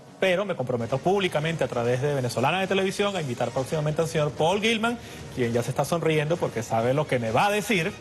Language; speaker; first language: Spanish; native; Spanish